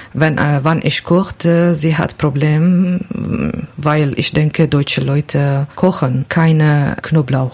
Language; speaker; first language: German; non-native, learner; Kurdish